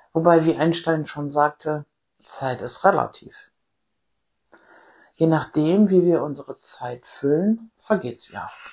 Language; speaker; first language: German; native; German